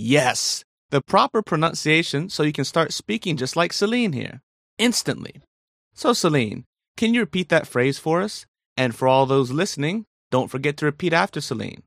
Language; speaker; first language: English; native; English